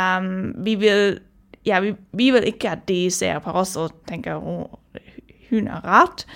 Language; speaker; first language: Norwegian; non-native, fluent; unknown